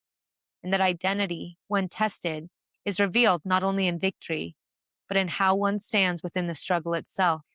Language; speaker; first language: English; native; English